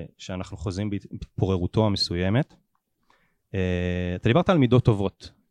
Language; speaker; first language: Hebrew; native; Hebrew